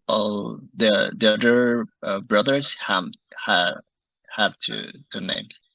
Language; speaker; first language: English; non-native, learner; Spanish